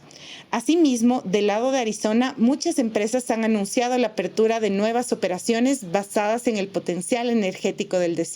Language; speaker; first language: Spanish; native; Spanish